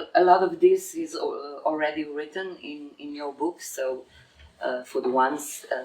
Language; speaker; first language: English; non-native, fluent; Slovenian